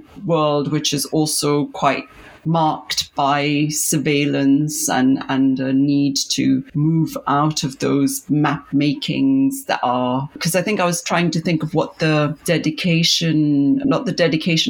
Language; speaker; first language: English; non-native, local second language; Urdu